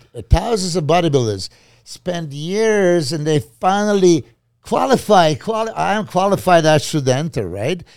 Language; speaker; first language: English; non-native, fluent; Serbian